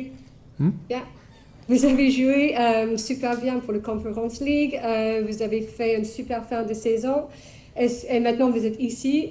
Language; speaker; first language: French; non-native, learner; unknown